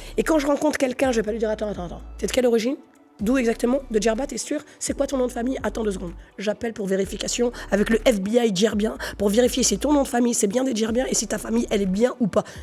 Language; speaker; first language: French; native; French